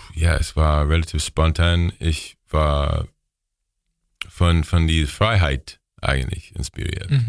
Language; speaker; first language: German; non-native, learner; English